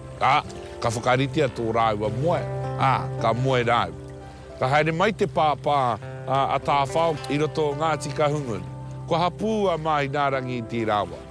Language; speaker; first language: Māori; native; Māori